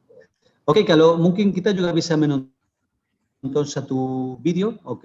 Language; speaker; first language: Indonesian; non-native, fluent; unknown